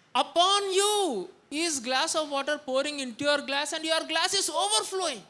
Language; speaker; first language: English; non-native, local second language; Telugu